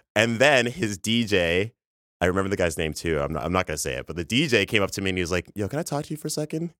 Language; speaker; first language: English; native; English